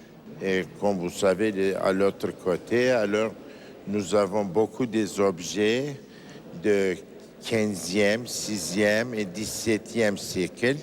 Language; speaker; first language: French; non-native, fluent; Turkish